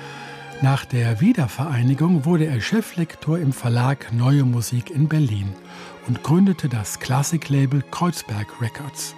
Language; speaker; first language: German; native; German